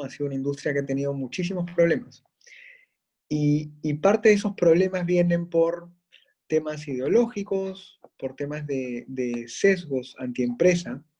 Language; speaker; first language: Spanish; native; Spanish